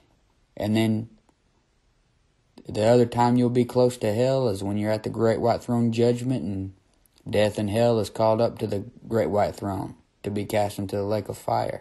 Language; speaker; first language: English; native; English